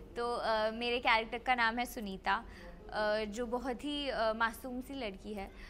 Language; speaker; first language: Hindi; non-native, local second language; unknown